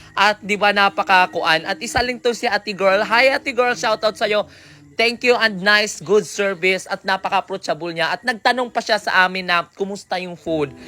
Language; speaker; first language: Filipino; non-native, local second language; Cebuano